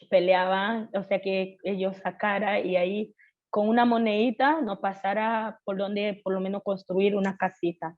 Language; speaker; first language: Spanish; non-native, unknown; Haitian Creole